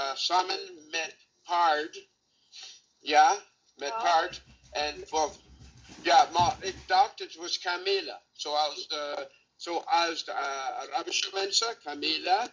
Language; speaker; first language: Dutch; non-native, learner; English